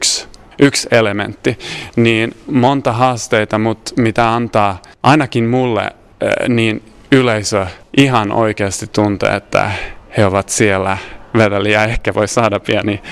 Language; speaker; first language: Finnish; non-native, fluent; Swedish